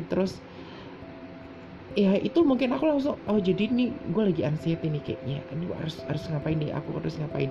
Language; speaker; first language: Indonesian; native; Indonesian